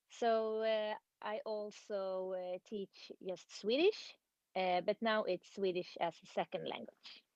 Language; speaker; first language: English; non-native, fluent; Swedish